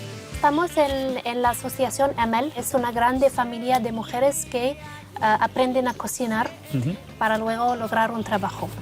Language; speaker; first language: Spanish; non-native, fluent; Arabic